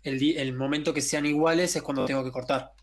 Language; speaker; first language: Spanish; native; Spanish